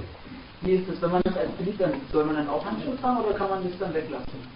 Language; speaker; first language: German; native; German